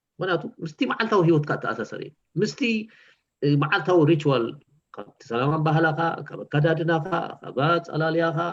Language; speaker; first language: Tigrinya; native; Tigrinya